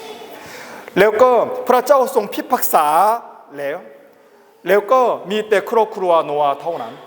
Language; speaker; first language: Thai; non-native, learner; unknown